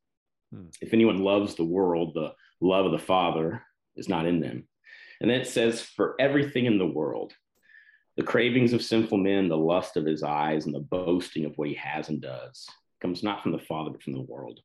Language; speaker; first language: English; native; English